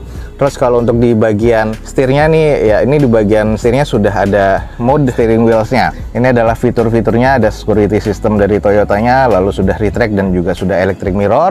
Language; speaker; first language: Indonesian; native; Indonesian